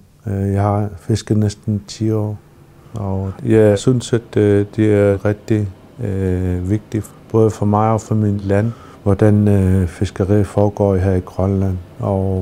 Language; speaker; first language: Danish; non-native, local second language; Kalaallisut